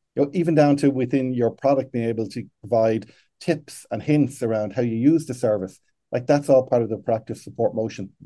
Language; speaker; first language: English; native; English